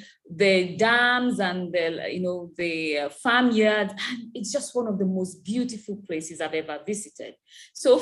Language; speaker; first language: English; non-native, local second language; Igbo